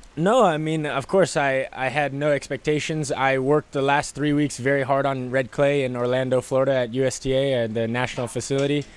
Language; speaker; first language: English; native; English